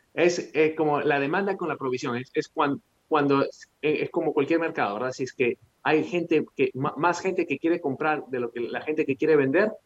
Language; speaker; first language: Spanish; early bilingual, heritage; Spanish